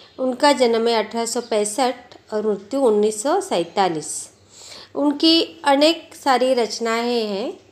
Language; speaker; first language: Hindi; non-native, local second language; Marathi